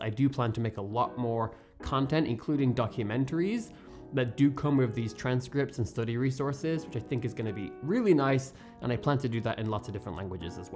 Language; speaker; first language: English; native; English